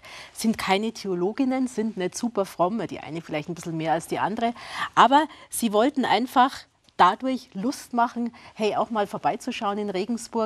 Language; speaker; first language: German; native; German